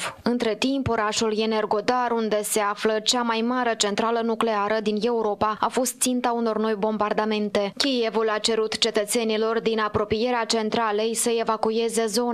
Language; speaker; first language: Romanian; native; Romanian